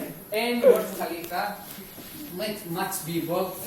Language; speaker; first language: English; non-native, learner; Indonesian